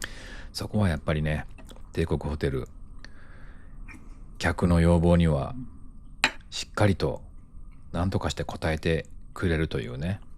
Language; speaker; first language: Japanese; native; Japanese